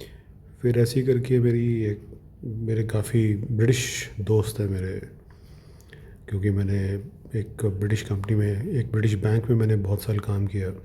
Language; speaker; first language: Hindi; native; Hindi